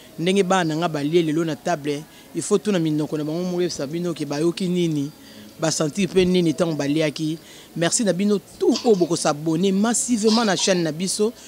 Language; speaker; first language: Lingala; non-native, local second language; Luba-Lulua